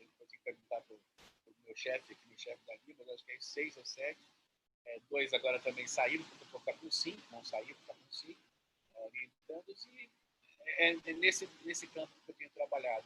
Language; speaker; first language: Portuguese; native; Portuguese